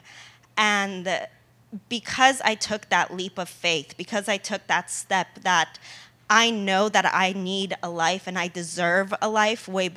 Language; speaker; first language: English; native; English